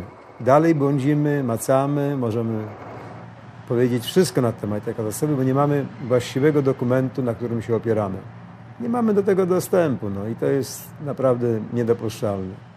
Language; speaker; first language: Polish; native; Polish